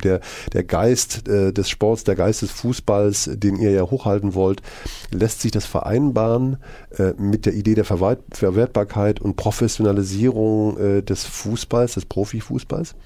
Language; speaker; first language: German; native; German